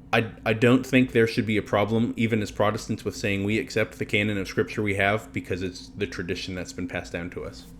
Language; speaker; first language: English; native; English